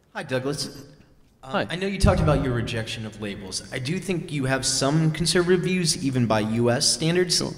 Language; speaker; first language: English; non-native, fluent; Portuguese